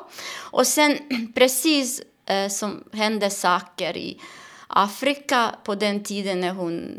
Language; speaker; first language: Swedish; non-native, learner; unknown